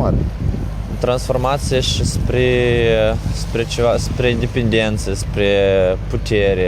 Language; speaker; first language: Romanian; non-native, learner; Ukrainian